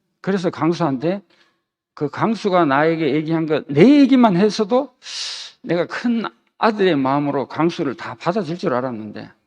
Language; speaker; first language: Korean; native; Korean